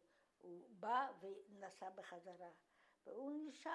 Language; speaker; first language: Hebrew; non-native, fluent; Polish